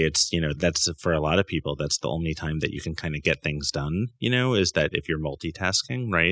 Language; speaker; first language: English; native; English